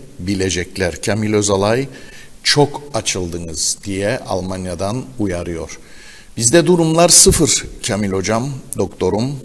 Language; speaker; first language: Turkish; native; Turkish